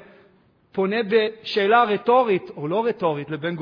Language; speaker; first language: Hebrew; native; Hebrew